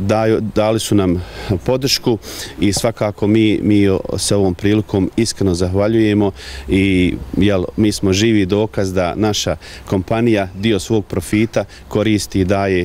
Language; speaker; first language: Croatian; native; Croatian